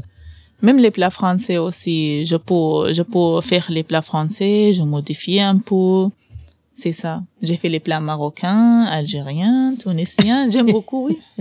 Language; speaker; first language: French; non-native, learner; Arabic